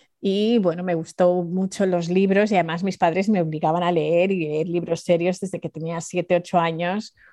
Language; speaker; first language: Spanish; early bilingual, other home language; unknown